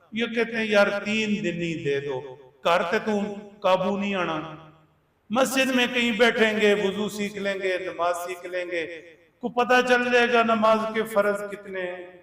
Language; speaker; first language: Urdu; non-native, local second language; Punjabi